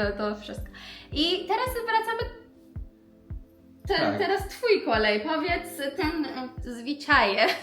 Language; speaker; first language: Polish; non-native, learner; Persian